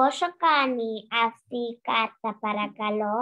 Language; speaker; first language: Greek; non-native, learner; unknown